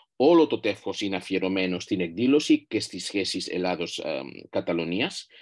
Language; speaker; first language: Greek; non-native, fluent; Catalan